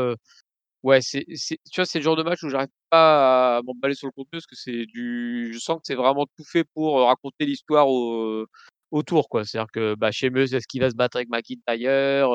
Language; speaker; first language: French; native; French